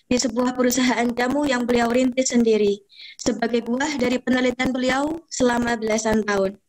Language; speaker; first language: Indonesian; native; Indonesian